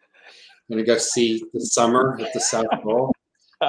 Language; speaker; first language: English; native; English